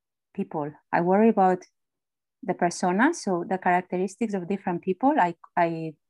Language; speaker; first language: English; non-native, fluent; Spanish